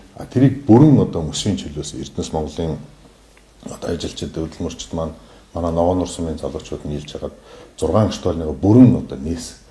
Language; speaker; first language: Mongolian; non-native, local second language; Kazakh